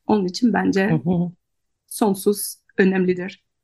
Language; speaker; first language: Turkish; non-native, fluent; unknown